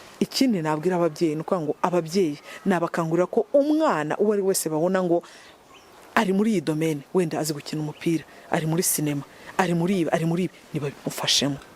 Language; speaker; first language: Kinyarwanda; native; Kinyarwanda